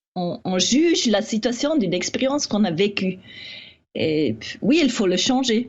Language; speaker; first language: French; non-native, fluent; Swiss German